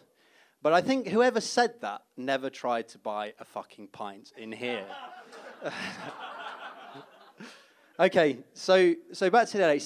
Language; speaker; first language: English; native; English